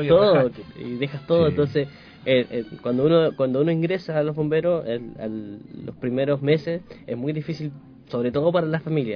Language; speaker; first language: Spanish; native; Spanish